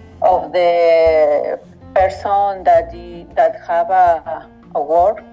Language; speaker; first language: English; non-native, learner; Spanish